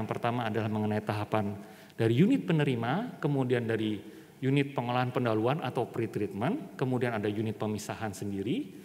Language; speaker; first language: Indonesian; native; Indonesian